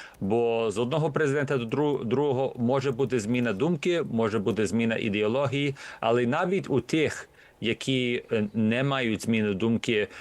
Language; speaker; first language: Ukrainian; early bilingual, heritage; Ukrainian